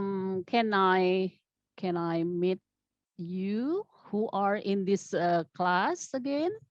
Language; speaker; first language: English; non-native, fluent; Indonesian